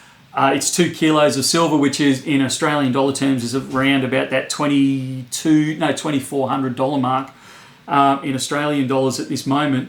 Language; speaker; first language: English; native; English